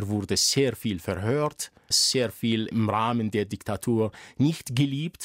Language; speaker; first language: German; non-native, fluent; Arabic